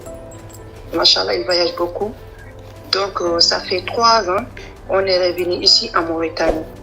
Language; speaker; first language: French; non-native, learner; Arabic